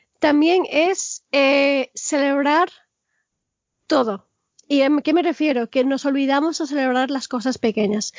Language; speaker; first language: Spanish; early bilingual, heritage; Spanish